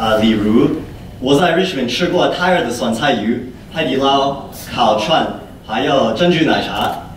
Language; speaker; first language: Chinese; non-native, learner; English